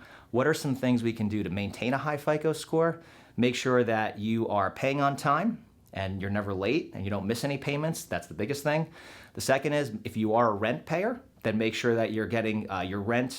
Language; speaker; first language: English; native; English